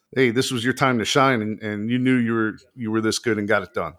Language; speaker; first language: English; native; English